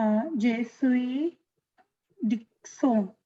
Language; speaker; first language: French; non-native, learner; Tamil